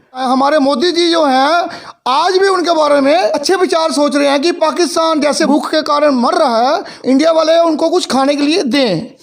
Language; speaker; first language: Hindi; non-native, local second language; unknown